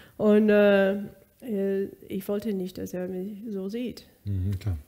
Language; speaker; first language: German; non-native, fluent; English